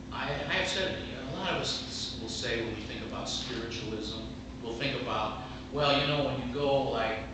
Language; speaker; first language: English; native; English